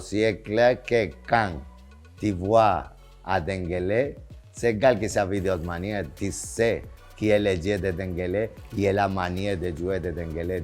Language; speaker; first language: French; non-native, fluent; Spanish